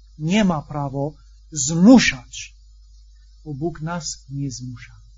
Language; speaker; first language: Polish; non-native, fluent; English